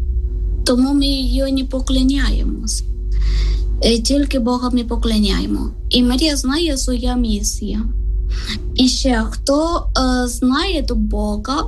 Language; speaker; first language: Ukrainian; non-native, learner; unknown